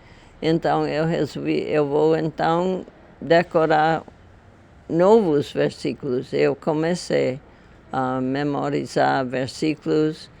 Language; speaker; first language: Portuguese; non-native, fluent; English